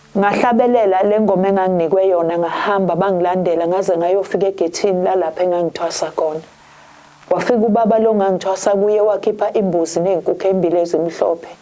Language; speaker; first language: Zulu; native; Zulu